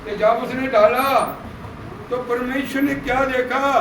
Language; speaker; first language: Hindi; non-native, local second language; Punjabi